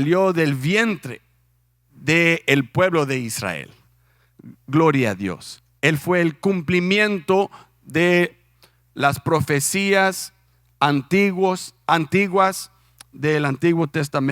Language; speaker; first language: Spanish; non-native, fluent; English